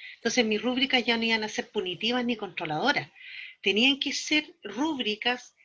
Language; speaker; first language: Spanish; native; Spanish